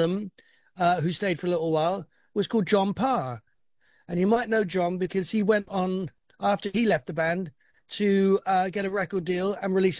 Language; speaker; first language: English; native; English